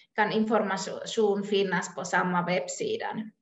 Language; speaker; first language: Swedish; non-native, local second language; Finnish